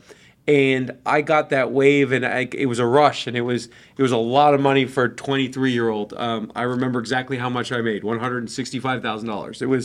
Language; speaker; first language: English; native; English